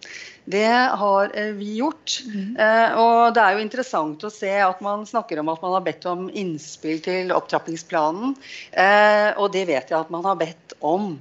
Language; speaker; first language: Norwegian; native; Norwegian